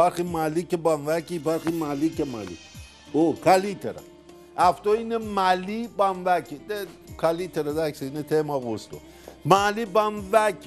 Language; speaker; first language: Greek; non-native, learner; Persian